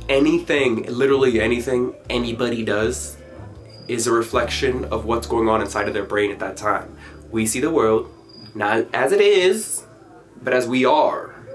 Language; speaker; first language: English; native; English